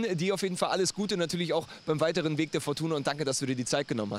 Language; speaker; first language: German; native; German